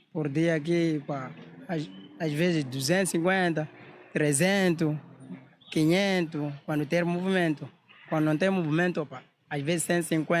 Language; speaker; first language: Portuguese; non-native, local second language; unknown